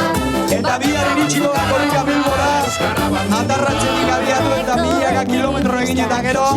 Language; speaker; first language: Basque; native; Basque